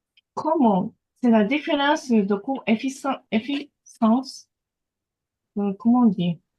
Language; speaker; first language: French; non-native, fluent; Japanese